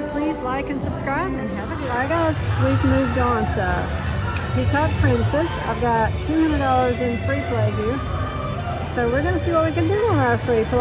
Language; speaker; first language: English; native; English